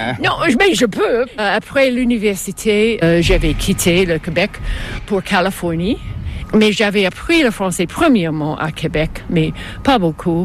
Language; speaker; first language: French; non-native, fluent; English